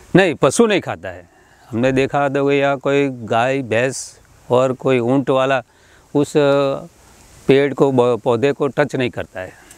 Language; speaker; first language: Hindi; non-native, local second language; Gujarati